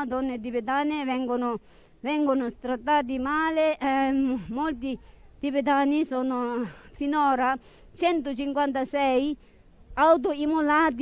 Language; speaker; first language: Italian; non-native, fluent; Tibetan